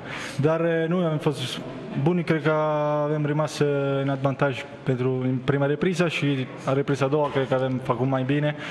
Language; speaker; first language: Romanian; non-native, learner; Italian